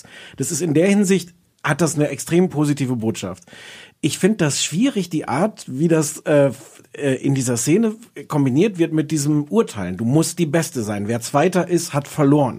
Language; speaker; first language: German; native; German